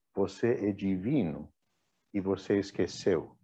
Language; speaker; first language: Portuguese; non-native, fluent; English